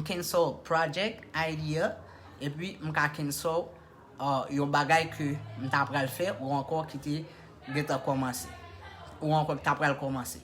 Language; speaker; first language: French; non-native, local second language; Haitian Creole